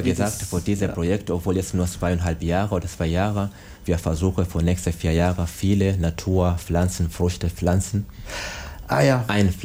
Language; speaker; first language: German; non-native, learner; Swahili